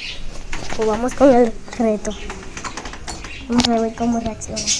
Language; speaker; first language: Spanish; native; Spanish